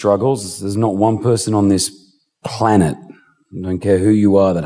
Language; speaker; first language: English; native; English